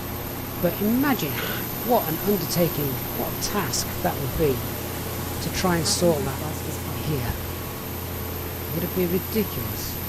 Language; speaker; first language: English; native; English